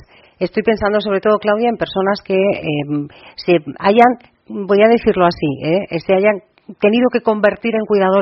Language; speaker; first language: Spanish; native; Spanish